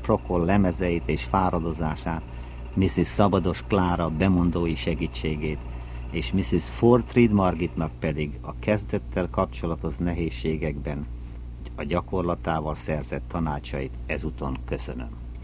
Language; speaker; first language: Hungarian; native; Hungarian